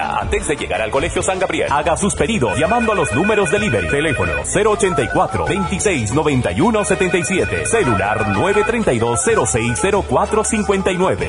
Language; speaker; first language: Spanish; native; Spanish